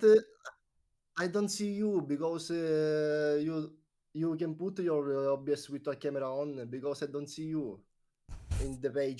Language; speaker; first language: English; non-native, learner; Italian